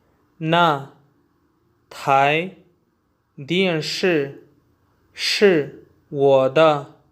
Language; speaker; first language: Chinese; non-native, learner; Urdu